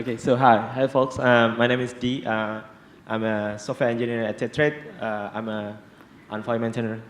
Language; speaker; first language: English; non-native, fluent; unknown